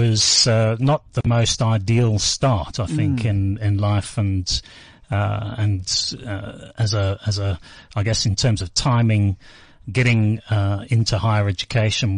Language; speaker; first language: English; native; English